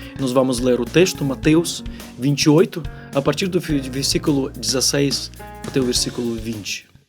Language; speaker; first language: Portuguese; non-native, fluent; Ukrainian